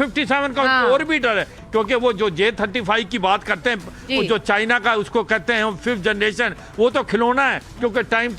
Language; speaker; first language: Hindi; native; Hindi